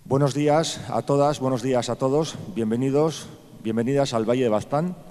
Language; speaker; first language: Spanish; non-native, local second language; Basque